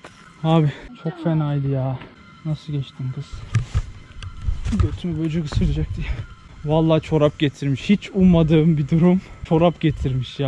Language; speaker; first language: Turkish; native; Turkish